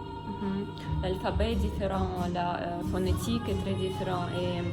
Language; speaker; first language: French; non-native, learner; Russian